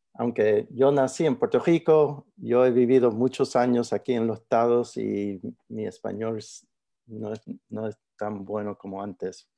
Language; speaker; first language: Spanish; early bilingual, heritage; Spanish